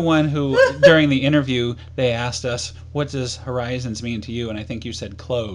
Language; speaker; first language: English; native; English